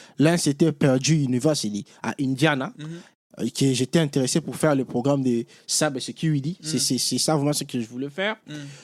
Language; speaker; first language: French; non-native, local second language; Lingala